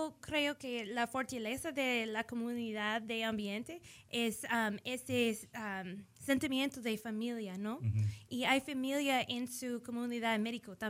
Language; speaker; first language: Spanish; early bilingual, heritage; English